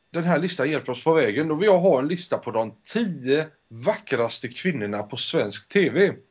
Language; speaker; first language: Swedish; early bilingual, heritage; Spanish